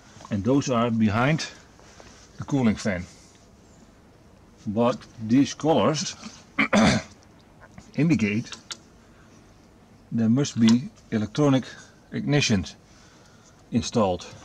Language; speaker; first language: English; non-native, learner; Dutch